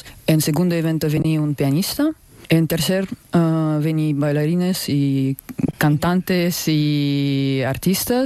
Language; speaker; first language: Spanish; non-native, learner; Russian